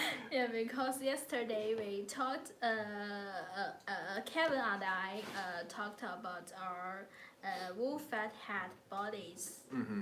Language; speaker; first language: English; non-native, learner; Chinese